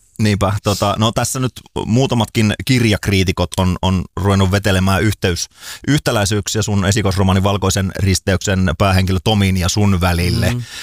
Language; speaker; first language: Finnish; native; Finnish